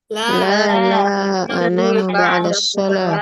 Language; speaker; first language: Arabic; non-native, learner; Indonesian